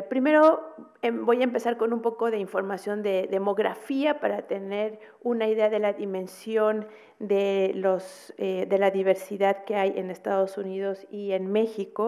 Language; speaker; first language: Spanish; native; Spanish